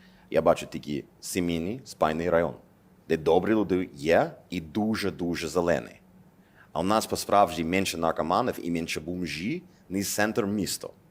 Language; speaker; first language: Ukrainian; non-native, learner; English